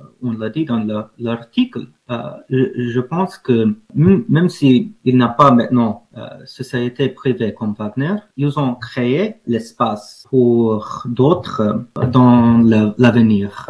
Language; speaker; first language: French; non-native, fluent; English